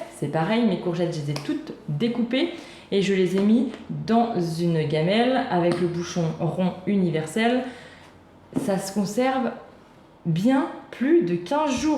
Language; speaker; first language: French; native; French